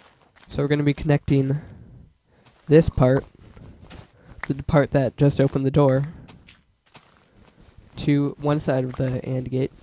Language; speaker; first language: English; native; English